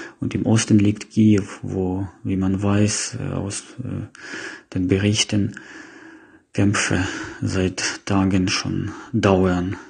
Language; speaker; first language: German; non-native, fluent; Ukrainian